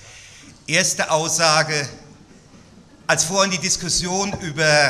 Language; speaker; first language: German; native; German